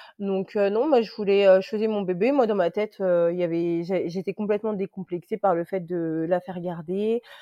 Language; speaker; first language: French; early bilingual, other home language; Lingala